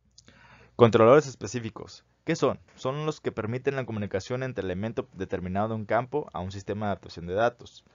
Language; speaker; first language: Spanish; native; Spanish